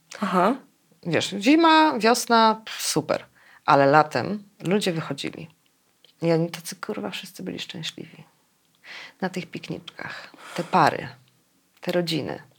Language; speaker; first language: Polish; native; Polish